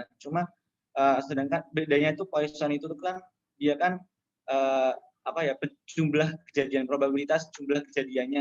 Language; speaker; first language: Indonesian; native; Indonesian